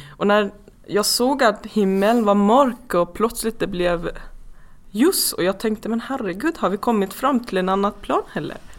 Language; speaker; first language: Swedish; non-native, fluent; Persian